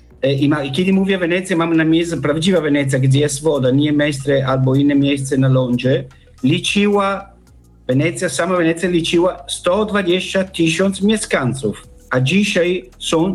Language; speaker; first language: Polish; non-native, learner; Italian